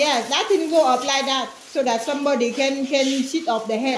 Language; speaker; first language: English; non-native, learner; Vietnamese